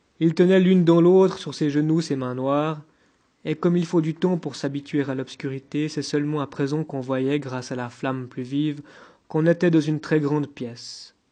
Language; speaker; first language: French; native; French